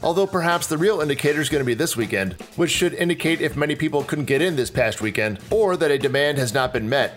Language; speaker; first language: English; native; English